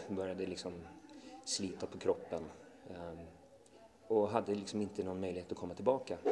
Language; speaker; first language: Swedish; early bilingual, other home language; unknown